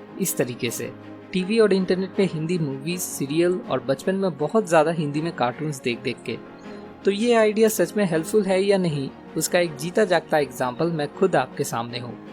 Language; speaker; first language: Hindi; native; Hindi